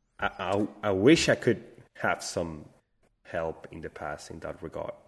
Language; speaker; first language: English; non-native, fluent; Spanish